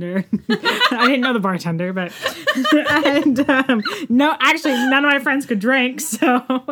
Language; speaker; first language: English; native; English